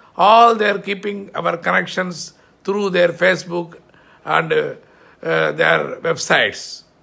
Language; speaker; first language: English; non-native, local second language; Tamil